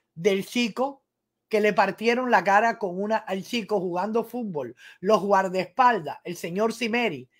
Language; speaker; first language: Spanish; native; Spanish